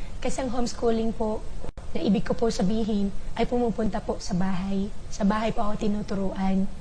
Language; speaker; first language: Filipino; non-native, local second language; Chinese